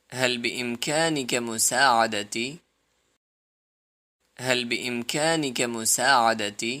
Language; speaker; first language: Arabic; non-native, fluent; Urdu